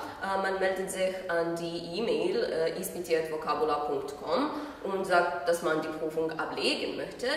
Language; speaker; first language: German; non-native, fluent; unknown